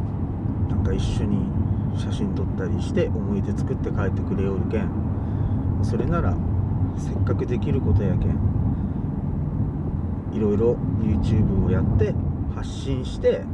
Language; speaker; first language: Japanese; native; Japanese